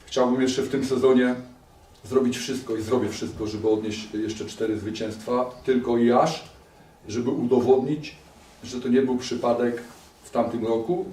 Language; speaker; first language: Polish; native; Polish